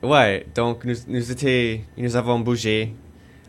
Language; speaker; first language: French; non-native, fluent; English